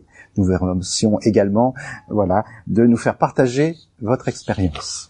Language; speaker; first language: French; native; French